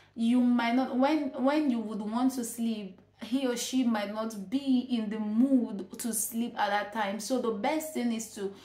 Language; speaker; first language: English; non-native, local second language; Igbo